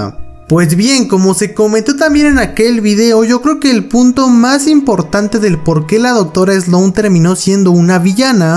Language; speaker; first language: Spanish; native; Spanish